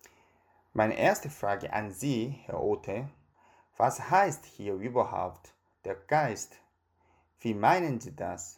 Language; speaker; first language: German; non-native, fluent; Korean